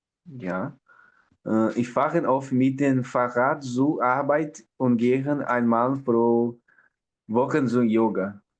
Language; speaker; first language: German; non-native, learner; Portuguese